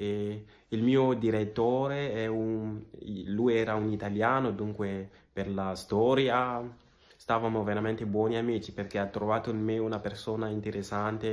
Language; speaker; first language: Italian; non-native, fluent; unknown